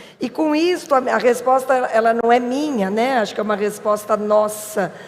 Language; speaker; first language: Portuguese; native; Portuguese